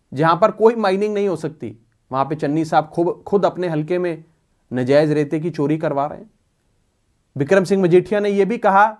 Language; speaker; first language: Hindi; non-native, local second language; Punjabi